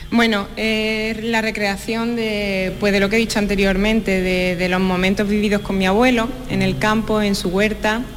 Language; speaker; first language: Spanish; native; Spanish